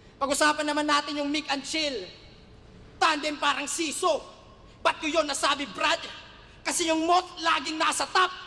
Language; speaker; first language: Filipino; native; Filipino